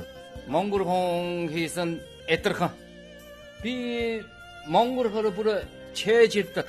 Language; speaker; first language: Mongolian; non-native, local second language; Chinese